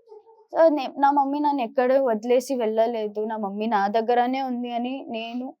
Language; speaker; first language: Telugu; non-native, local second language; Kannada